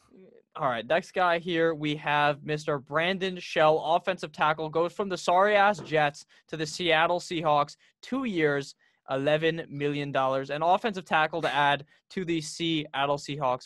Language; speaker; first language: English; native; English